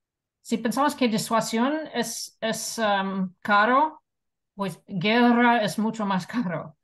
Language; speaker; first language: Spanish; non-native, fluent; English